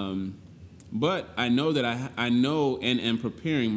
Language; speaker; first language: English; native; English